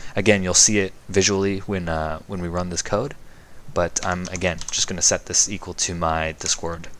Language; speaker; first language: English; native; English